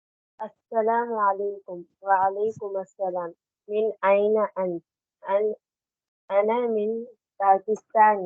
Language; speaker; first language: Arabic; non-native, learner; Tamil